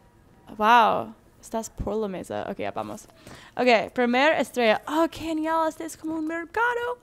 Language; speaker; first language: Spanish; non-native, learner; English